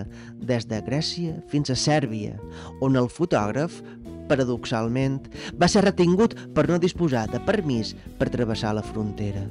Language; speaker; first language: Catalan; native; Catalan